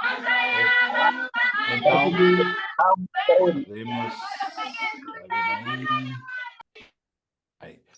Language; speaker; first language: Portuguese; non-native, fluent; Spanish